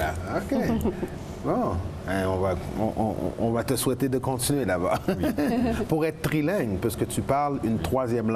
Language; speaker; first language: French; native; French